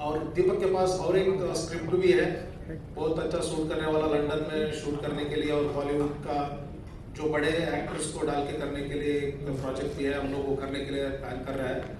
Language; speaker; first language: Hindi; non-native, local second language; Kannada